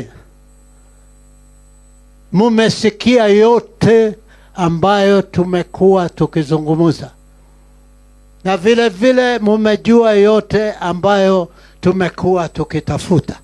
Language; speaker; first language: Swahili; non-native, local second language; Kikuyu